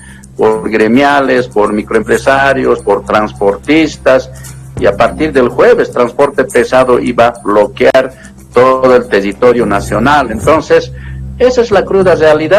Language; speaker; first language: Spanish; native; Spanish